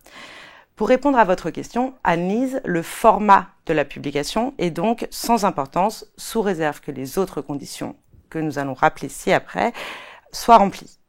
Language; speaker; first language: French; native; French